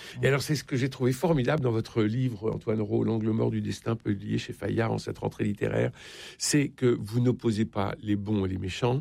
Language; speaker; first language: French; native; French